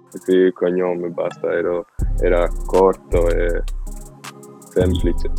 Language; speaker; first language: Italian; non-native, learner; Albanian